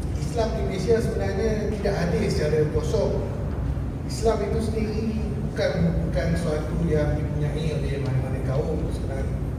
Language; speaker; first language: Malay; native; Malay